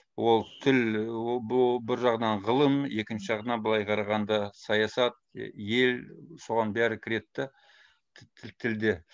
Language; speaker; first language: Kazakh; non-native, fluent; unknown